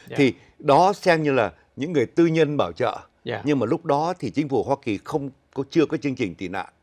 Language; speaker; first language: Vietnamese; native; Vietnamese